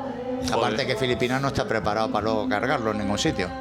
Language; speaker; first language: Spanish; native; Spanish